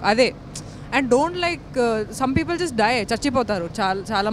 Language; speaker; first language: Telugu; non-native, fluent; Hindi